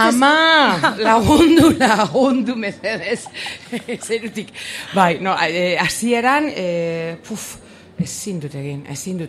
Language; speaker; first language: Basque; non-native, local second language; Spanish